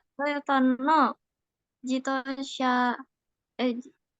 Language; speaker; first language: Japanese; non-native, learner; Indonesian